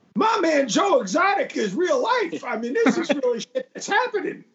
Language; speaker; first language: English; native; English